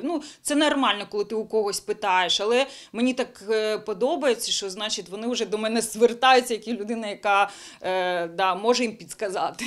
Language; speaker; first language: Ukrainian; non-native, local second language; Bulgarian